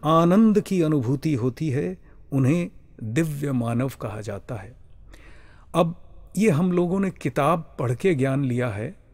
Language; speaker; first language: Hindi; native; Hindi